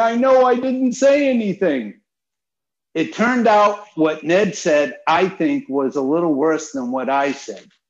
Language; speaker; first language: English; native; English